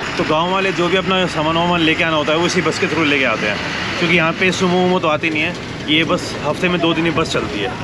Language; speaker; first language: Hindi; native; Hindi